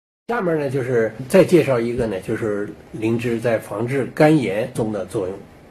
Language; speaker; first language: Chinese; native; Chinese